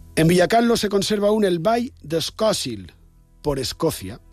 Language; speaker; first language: Spanish; non-native, local second language; Catalan